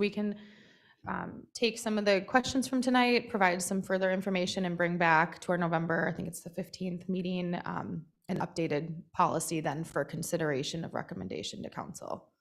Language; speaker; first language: English; native; English